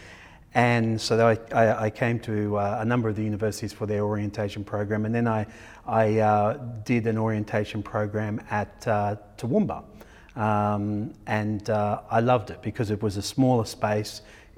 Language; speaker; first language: English; native; English